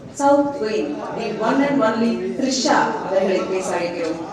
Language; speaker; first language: Tamil; native; Tamil